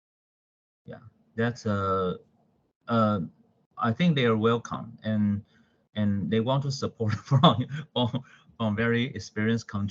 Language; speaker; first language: English; non-native, fluent; Chinese